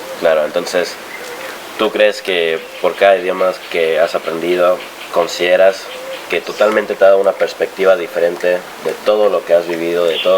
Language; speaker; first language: Spanish; native; Spanish